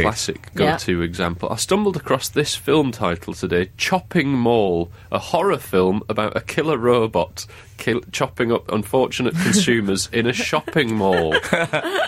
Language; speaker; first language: English; native; English